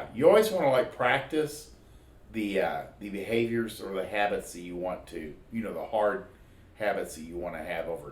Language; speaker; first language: English; native; English